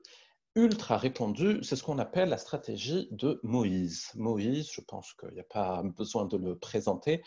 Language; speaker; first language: French; native; French